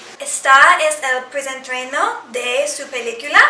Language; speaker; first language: Spanish; non-native, learner; English